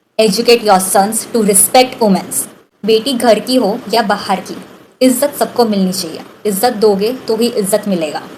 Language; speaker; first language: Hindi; non-native, local second language; Bangla